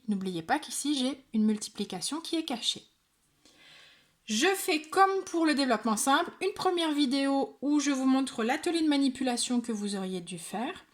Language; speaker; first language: French; native; French